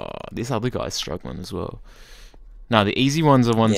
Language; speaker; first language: English; native; English